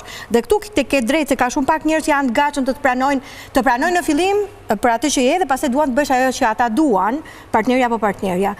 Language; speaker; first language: Albanian; native; Albanian